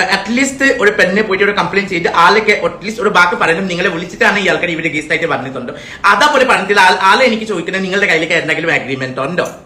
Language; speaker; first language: Malayalam; non-native, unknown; Assamese